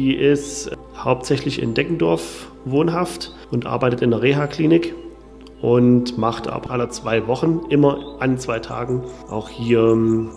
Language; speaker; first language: German; native; German